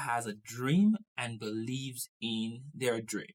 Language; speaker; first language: English; non-native, local second language; Yoruba